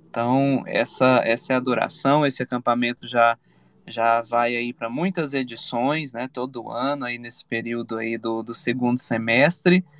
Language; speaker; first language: Portuguese; native; Portuguese